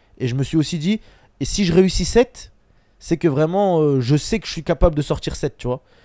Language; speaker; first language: French; early bilingual, other home language; Chechen